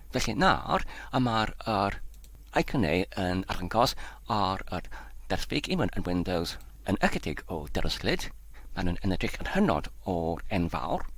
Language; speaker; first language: Welsh; non-native, local second language; English